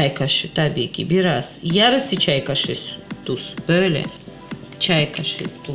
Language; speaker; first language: Turkish; non-native, learner; Russian